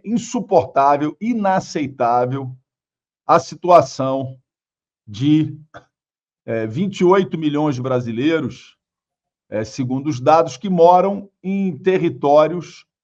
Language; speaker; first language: Portuguese; native; Portuguese